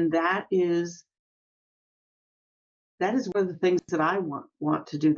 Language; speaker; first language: English; native; English